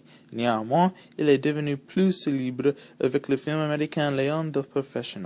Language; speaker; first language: French; non-native, learner; English